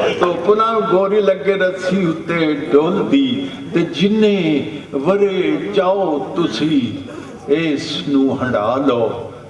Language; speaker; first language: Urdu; non-native, local second language; Punjabi